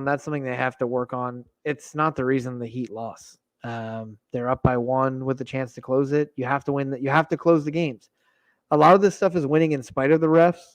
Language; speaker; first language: English; native; English